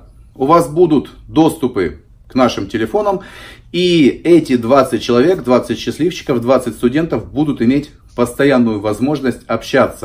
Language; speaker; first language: Russian; native; Russian